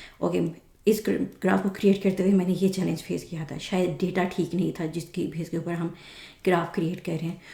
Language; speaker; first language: Urdu; native; Urdu